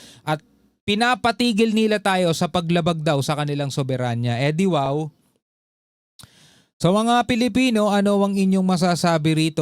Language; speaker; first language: Filipino; native; Filipino